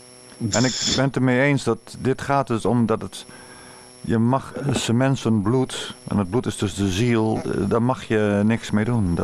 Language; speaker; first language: Dutch; native; Dutch